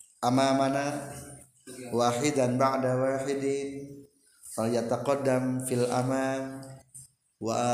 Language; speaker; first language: Arabic; non-native, fluent; Indonesian